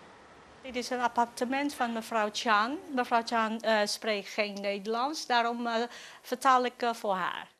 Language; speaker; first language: Dutch; non-native, fluent; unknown